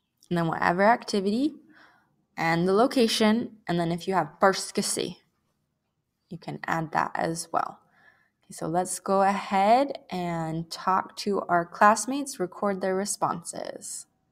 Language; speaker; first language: English; native; English